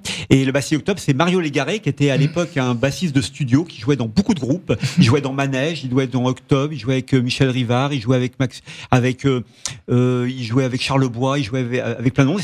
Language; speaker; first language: French; native; French